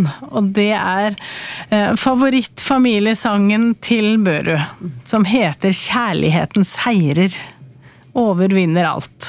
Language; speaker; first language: Norwegian; native; Norwegian